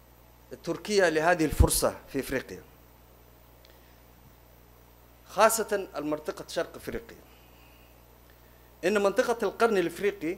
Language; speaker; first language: Arabic; non-native, local second language; Somali